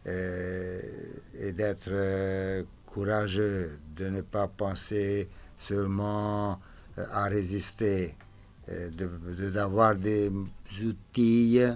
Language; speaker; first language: French; non-native, fluent; Romanian